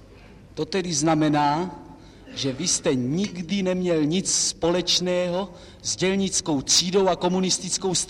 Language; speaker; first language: Czech; native; Czech